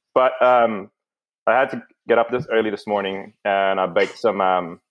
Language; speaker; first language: English; non-native, local second language; Filipino